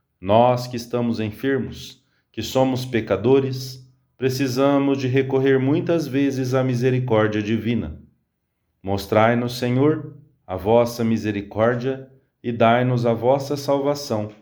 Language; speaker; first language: Portuguese; native; Portuguese